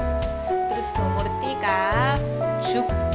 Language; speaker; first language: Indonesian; non-native, learner; Korean